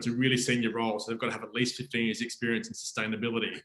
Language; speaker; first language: English; native; English